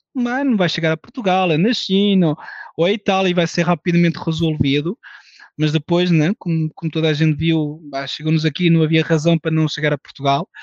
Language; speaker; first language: Portuguese; early bilingual, heritage; French